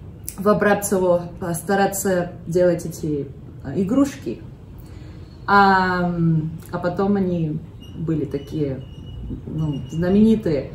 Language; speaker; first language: Russian; early bilingual, heritage; Russian